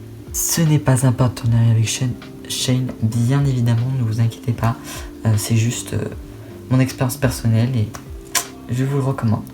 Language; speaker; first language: French; native; French